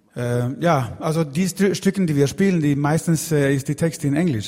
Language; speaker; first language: German; non-native, fluent; Swedish